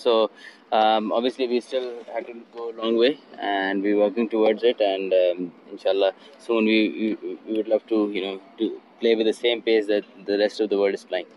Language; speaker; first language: English; non-native, local second language; Hindi